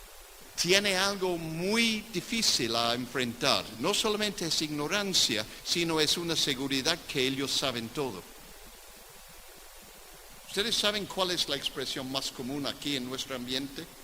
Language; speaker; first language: Spanish; non-native, fluent; English